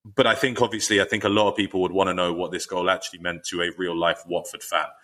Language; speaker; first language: English; native; English